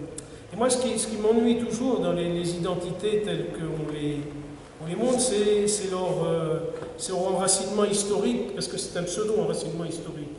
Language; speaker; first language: French; native; French